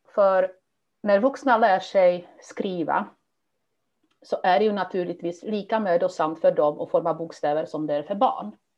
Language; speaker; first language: Swedish; non-native, fluent; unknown